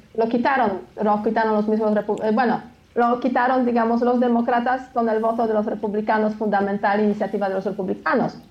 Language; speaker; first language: Spanish; non-native, fluent; Polish